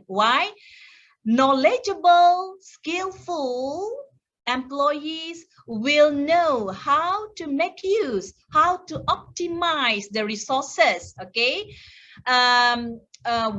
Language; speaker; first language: English; non-native, local second language; Malay